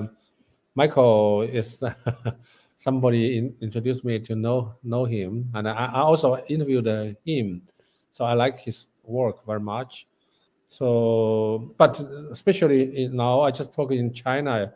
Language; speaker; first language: English; non-native, learner; Chinese